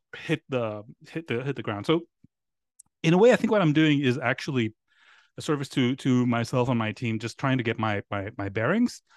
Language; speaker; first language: English; non-native, fluent; Greek